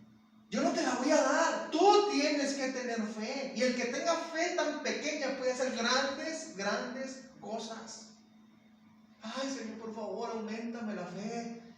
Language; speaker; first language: Spanish; native; Spanish